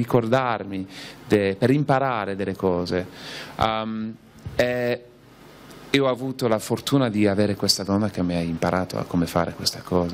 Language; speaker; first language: Italian; non-native, fluent; English